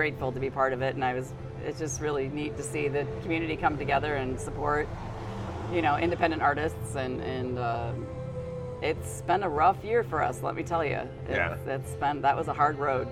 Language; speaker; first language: English; native; English